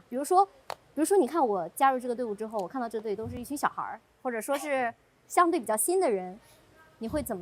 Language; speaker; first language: Chinese; native; Chinese